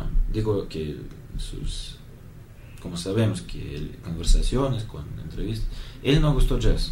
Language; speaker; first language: Spanish; non-native, learner; Russian